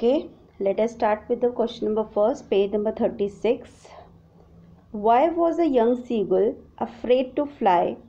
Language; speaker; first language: English; non-native, local second language; Hindi